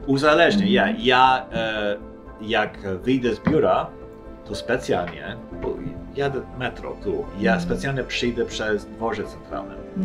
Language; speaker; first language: Polish; non-native, fluent; English